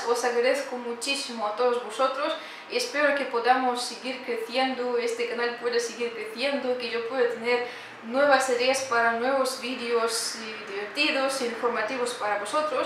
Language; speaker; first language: Spanish; non-native, fluent; Russian